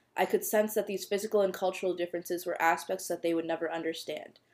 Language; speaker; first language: English; native; English